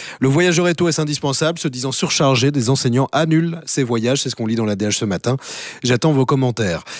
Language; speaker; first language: French; native; French